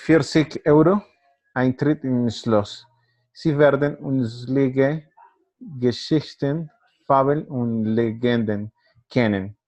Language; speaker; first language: German; non-native, learner; Spanish